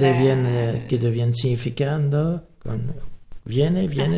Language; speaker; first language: Spanish; non-native, learner; French